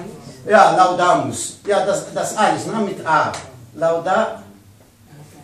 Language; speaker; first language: German; non-native, fluent; Pashto